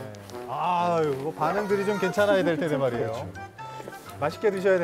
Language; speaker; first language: Korean; native; Korean